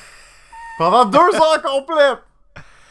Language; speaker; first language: French; native; French